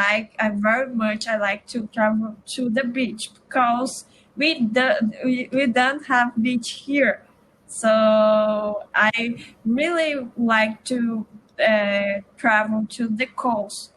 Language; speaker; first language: English; non-native, learner; Portuguese